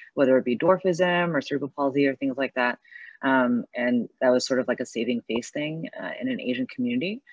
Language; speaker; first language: English; early bilingual, other home language; Chinese